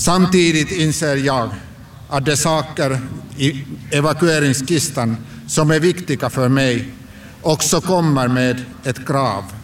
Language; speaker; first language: Swedish; non-native, local second language; Finnish